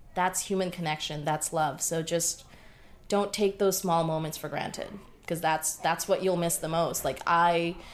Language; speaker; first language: English; non-native, local second language; Bangla